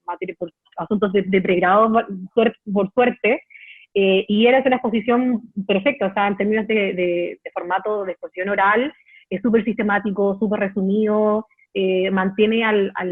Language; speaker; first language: Spanish; native; Spanish